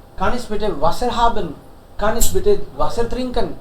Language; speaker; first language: German; non-native, learner; Hindi